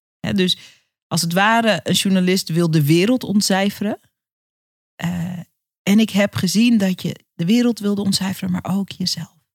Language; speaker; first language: Dutch; native; Dutch